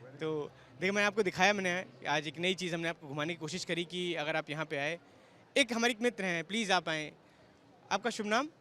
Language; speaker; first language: Hindi; native; Hindi